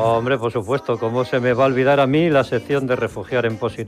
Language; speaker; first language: Spanish; native; Spanish